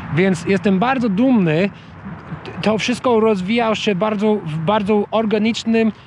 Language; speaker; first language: Polish; non-native, fluent; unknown